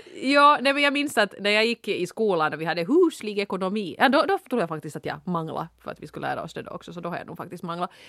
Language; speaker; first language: Swedish; native; Swedish